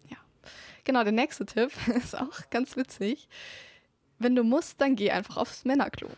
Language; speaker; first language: German; native; German